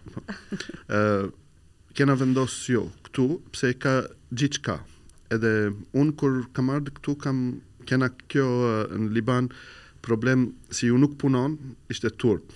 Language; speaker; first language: Albanian; non-native, learner; Arabic